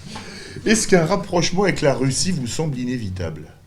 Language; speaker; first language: French; native; French